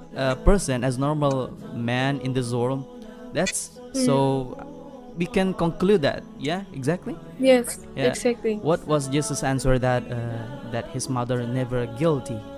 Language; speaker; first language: English; non-native, learner; Indonesian